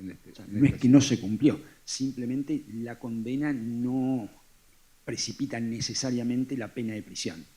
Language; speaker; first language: Spanish; native; Spanish